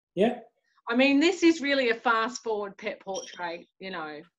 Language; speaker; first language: English; native; English